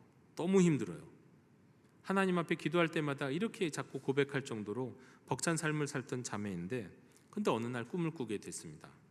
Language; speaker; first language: Korean; native; Korean